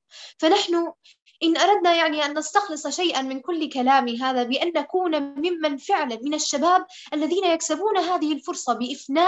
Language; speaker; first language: Arabic; native; Arabic